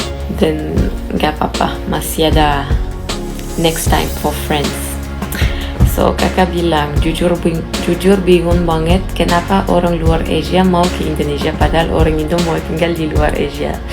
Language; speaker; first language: Indonesian; non-native, fluent; French